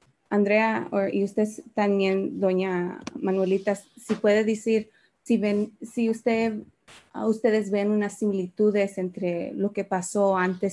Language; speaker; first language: Spanish; early bilingual, heritage; Spanish